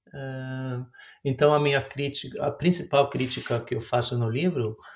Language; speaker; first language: Portuguese; non-native, fluent; Norwegian